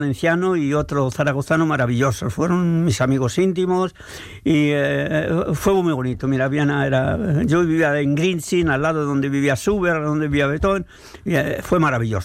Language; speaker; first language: Spanish; native; Spanish